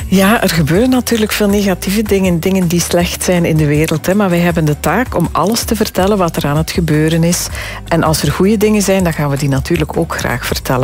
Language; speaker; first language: Dutch; native; Dutch